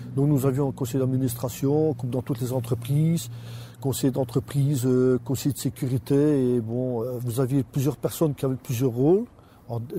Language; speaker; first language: French; native; French